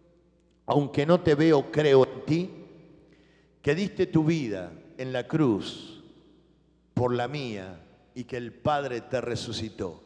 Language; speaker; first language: Spanish; native; Spanish